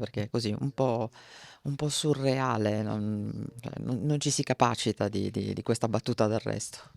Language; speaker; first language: Italian; native; Italian